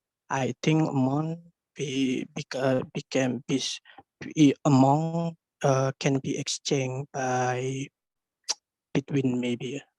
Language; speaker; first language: English; non-native, learner; Indonesian